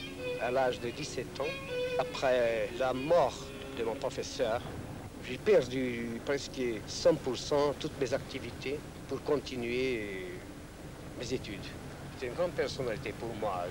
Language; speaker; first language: French; non-native, fluent; Hungarian